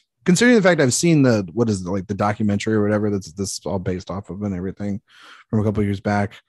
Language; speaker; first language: English; native; English